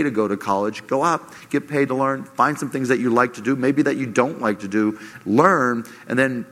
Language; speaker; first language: English; native; English